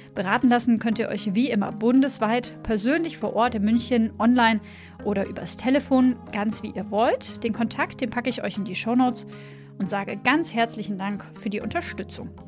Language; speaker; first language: German; native; German